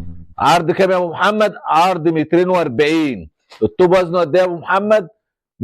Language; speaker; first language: Arabic; native; Arabic